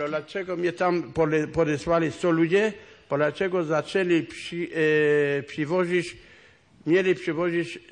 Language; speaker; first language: Polish; non-native, local second language; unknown